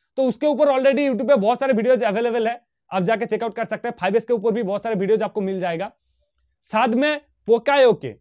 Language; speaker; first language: Hindi; non-native, local second language; Bangla